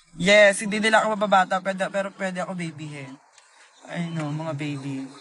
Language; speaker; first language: Filipino; native; Filipino